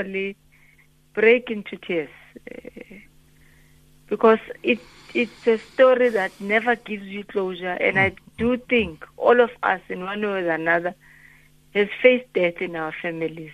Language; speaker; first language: English; non-native, local second language; Zulu